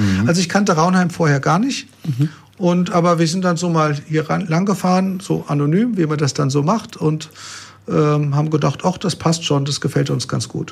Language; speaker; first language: German; native; German